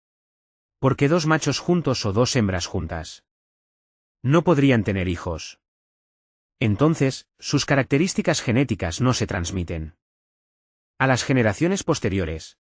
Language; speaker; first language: Spanish; non-native, fluent; Arabic